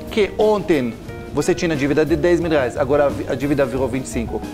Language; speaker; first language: Portuguese; non-native, fluent; Hebrew